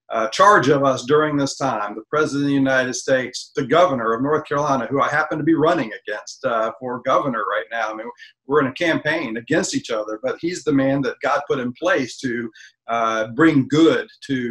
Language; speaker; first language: English; native; English